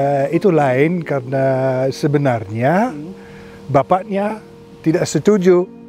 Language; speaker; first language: Indonesian; non-native, fluent; Dutch